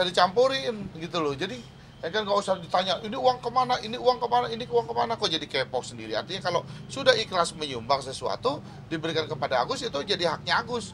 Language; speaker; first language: Indonesian; native; Indonesian